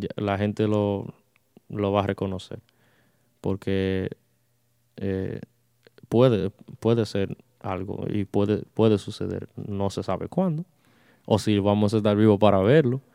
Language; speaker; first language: Spanish; early bilingual, heritage; Spanish